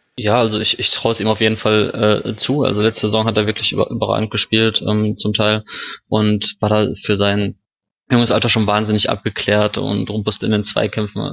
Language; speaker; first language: German; native; German